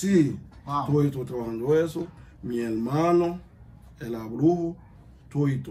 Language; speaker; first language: Spanish; non-native, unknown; Haitian Creole